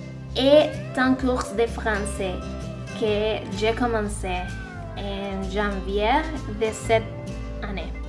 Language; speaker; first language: French; non-native, learner; Spanish